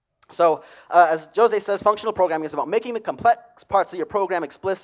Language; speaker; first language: English; native; English